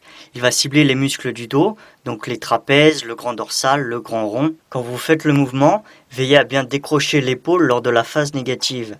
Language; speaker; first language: French; native; French